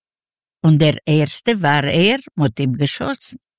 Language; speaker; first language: German; non-native, learner; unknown